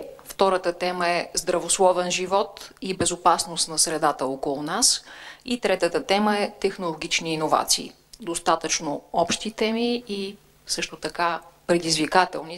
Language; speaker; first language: Bulgarian; native; Bulgarian